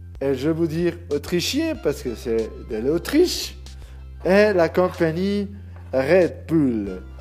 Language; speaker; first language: French; non-native, learner; Spanish